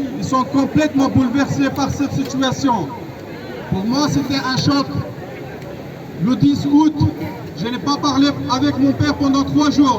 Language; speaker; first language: French; non-native, fluent; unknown